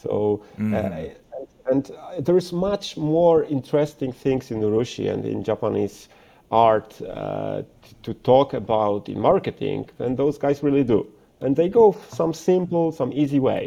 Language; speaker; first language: English; non-native, fluent; Polish